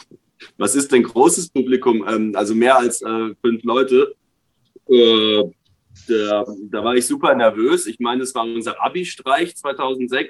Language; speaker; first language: German; native; German